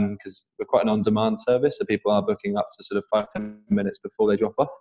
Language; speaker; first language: English; native; English